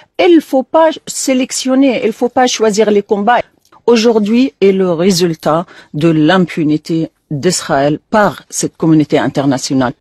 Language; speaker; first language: French; non-native, fluent; Arabic